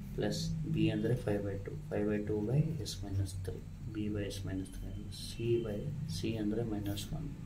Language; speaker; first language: English; non-native, local second language; Kannada